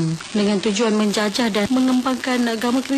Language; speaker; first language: Malay; native; Malay